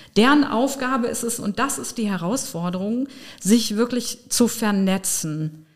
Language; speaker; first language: German; native; German